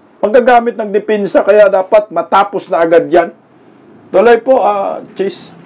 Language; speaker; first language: Filipino; non-native, local second language; Cebuano